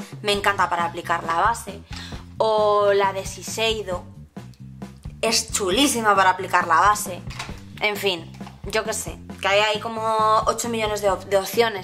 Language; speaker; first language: Spanish; native; Spanish